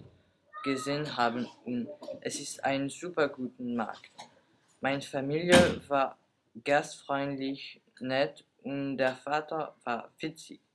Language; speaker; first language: German; non-native, learner; Danish